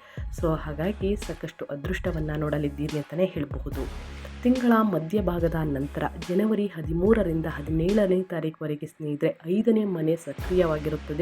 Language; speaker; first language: Kannada; native; Kannada